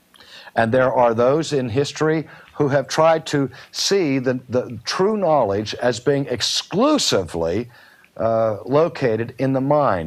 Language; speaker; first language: English; native; English